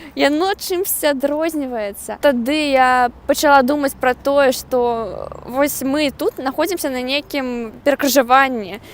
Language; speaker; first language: Belarusian; non-native, local second language; Russian